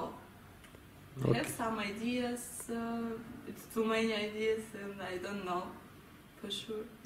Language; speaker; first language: English; non-native, learner; Russian